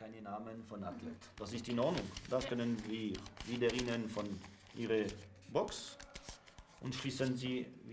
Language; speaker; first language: German; non-native, learner; French